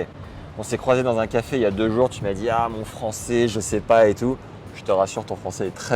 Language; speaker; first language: French; native; French